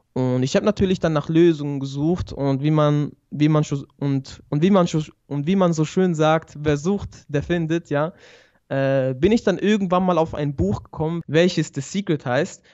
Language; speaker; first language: German; early bilingual, other home language; Italian